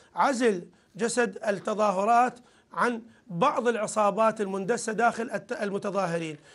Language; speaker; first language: Arabic; native; Arabic